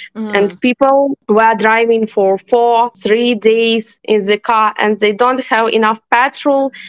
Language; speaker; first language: English; non-native, learner; Ukrainian